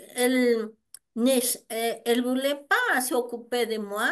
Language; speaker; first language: French; non-native, learner; Spanish